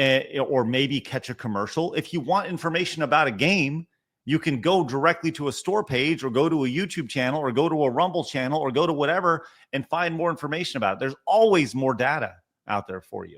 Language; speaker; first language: English; native; English